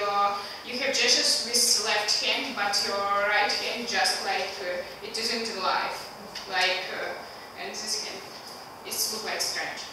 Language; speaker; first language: English; non-native, learner; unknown